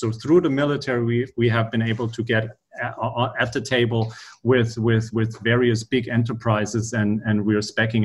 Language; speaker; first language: English; non-native, fluent; German